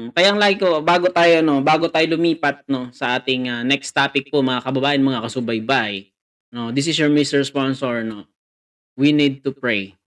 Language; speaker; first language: Filipino; native; Filipino